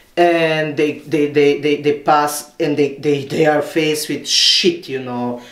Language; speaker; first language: English; non-native, learner; Serbian